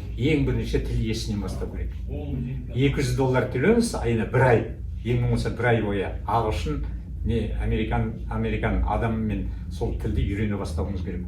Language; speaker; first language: Kazakh; native; Kazakh